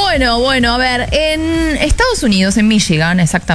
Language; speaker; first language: Spanish; native; Spanish